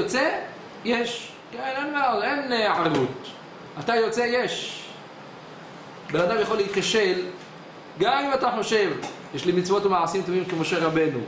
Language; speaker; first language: Hebrew; native; Hebrew